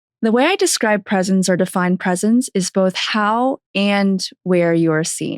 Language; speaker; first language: English; native; English